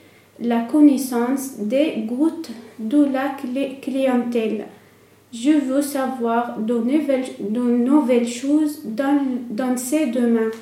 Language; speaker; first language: French; non-native, learner; Arabic